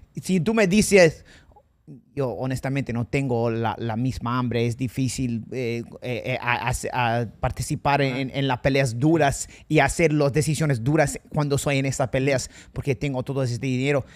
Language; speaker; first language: Spanish; non-native, fluent; English